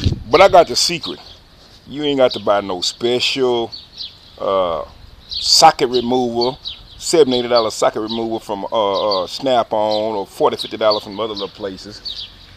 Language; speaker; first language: English; native; English